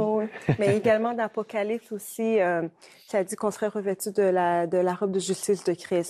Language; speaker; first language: French; native; French